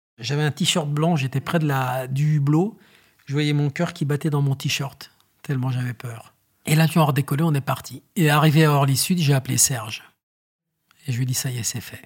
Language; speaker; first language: French; native; French